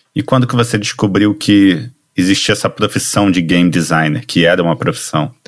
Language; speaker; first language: Portuguese; native; Portuguese